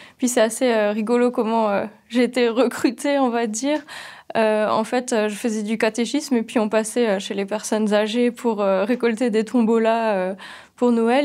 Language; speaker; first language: French; non-native, local second language; Swiss German